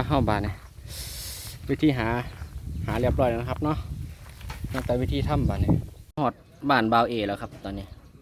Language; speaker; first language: Thai; native; Thai